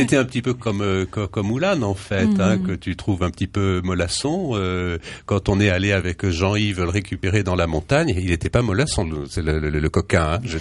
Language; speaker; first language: French; native; French